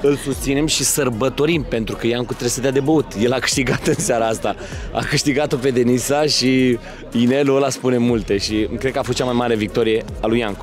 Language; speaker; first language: Romanian; native; Romanian